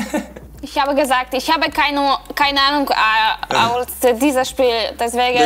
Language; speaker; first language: German; non-native, fluent; Czech